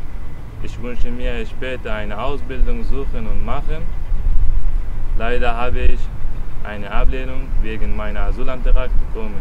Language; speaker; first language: German; non-native, learner; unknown